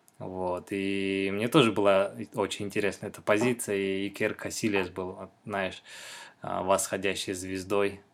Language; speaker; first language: Russian; non-native, local second language; Kyrgyz